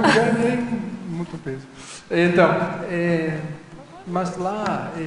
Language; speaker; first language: Portuguese; non-native, fluent; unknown